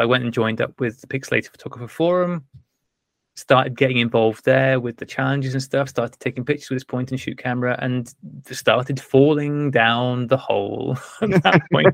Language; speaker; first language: English; native; English